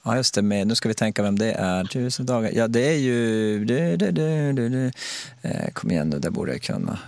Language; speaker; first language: Swedish; native; Swedish